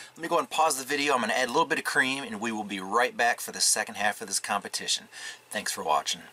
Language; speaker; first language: English; native; English